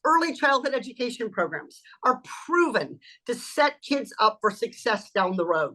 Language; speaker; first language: English; native; English